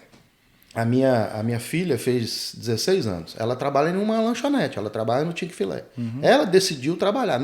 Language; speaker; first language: Portuguese; native; Portuguese